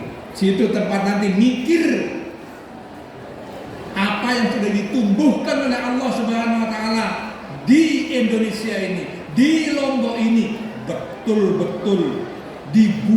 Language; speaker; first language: Indonesian; non-native, local second language; Sasak